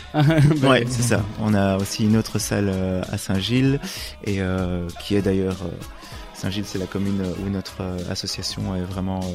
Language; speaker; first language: French; native; French